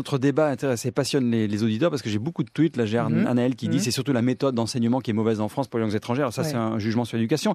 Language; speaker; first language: French; native; French